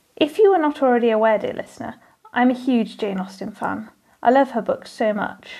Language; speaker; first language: English; native; English